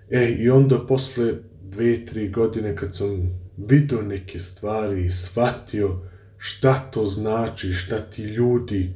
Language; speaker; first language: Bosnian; early bilingual, heritage; Bosnian